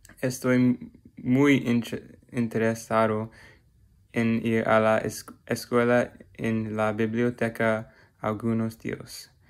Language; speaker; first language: Spanish; non-native, learner; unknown